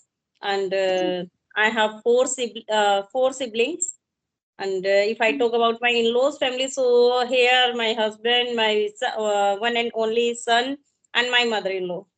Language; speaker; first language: English; non-native, local second language; Hindi